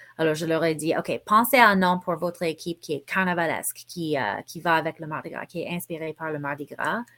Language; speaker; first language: French; non-native, fluent; English